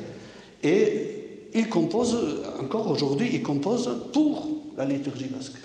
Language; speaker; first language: French; native; French